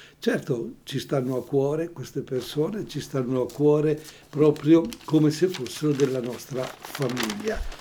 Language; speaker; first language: Italian; native; Italian